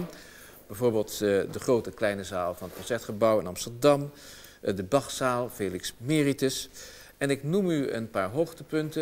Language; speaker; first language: Dutch; native; Dutch